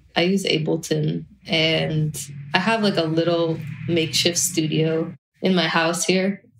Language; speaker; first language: English; native; English